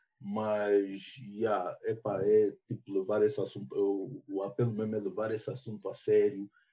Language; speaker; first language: Portuguese; early bilingual, heritage; Portuguese